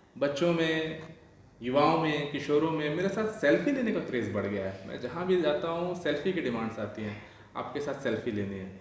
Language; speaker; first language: Hindi; non-native, local second language; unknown